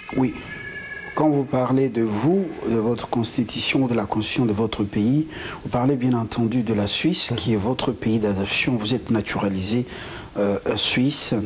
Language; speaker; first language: French; non-native, local second language; Lingala